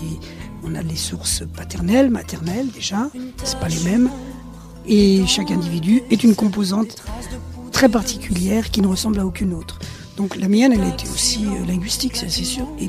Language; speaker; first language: French; early bilingual, other home language; Spanish